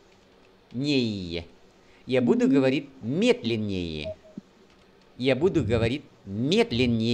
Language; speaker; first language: Russian; non-native, fluent; Vietnamese